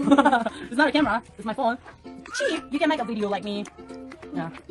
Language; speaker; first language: English; non-native, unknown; Korean